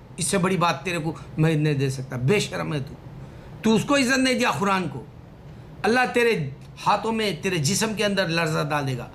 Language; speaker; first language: Urdu; native; Urdu